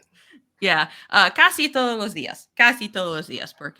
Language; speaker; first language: Spanish; non-native, learner; English